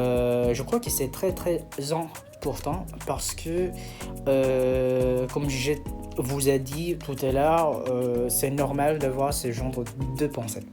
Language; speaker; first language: French; non-native, fluent; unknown